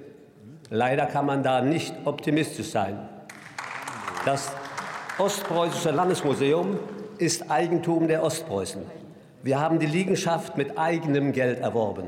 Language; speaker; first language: German; native; German